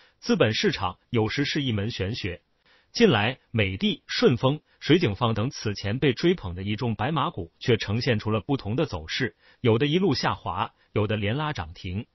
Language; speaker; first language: Chinese; native; Chinese